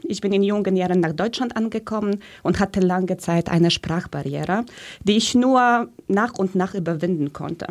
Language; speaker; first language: German; early bilingual, other home language; Polish